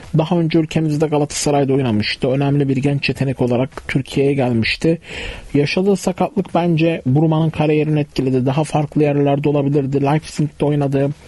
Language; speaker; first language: Turkish; native; Turkish